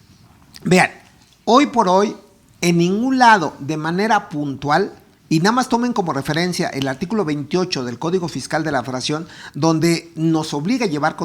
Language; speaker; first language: Spanish; native; Spanish